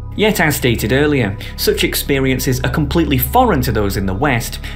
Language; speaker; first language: English; native; English